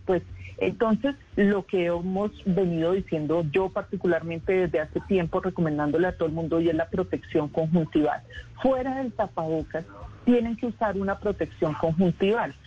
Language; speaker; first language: Spanish; native; Spanish